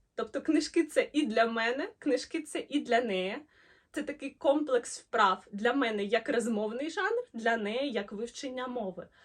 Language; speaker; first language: Ukrainian; non-native, local second language; Russian